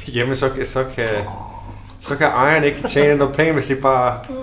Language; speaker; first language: Danish; non-native, learner; English